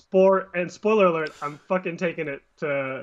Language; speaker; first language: English; native; English